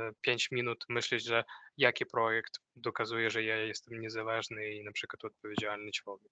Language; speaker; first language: Polish; non-native, fluent; Ukrainian